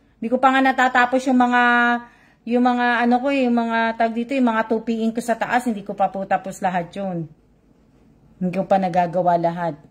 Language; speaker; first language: Filipino; native; Filipino